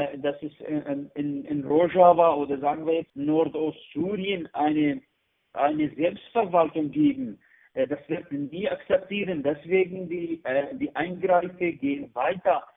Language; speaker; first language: German; non-native, learner; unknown